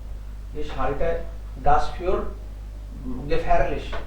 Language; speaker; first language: German; non-native, fluent; Hindi